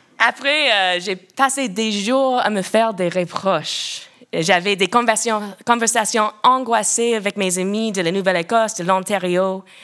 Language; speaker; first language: French; non-native, local second language; English